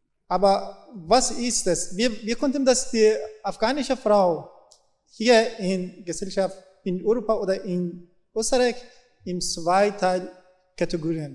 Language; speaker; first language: German; non-native, learner; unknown